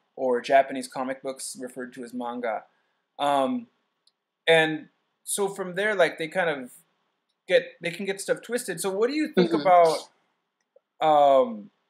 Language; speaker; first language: English; native; English